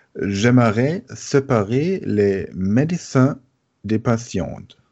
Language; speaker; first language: French; non-native, learner; German